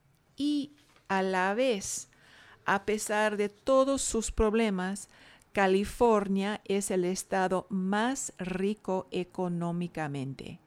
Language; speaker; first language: Spanish; non-native, fluent; English